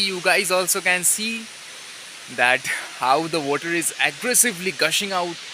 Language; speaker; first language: English; non-native, local second language; Bangla